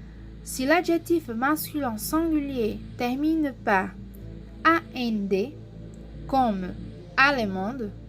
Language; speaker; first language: French; non-native, fluent; Portuguese